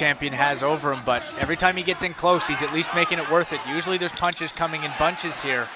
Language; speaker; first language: English; native; English